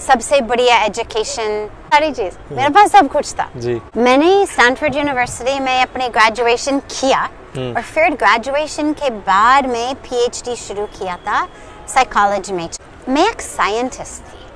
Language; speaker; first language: Hindi; non-native, learner; English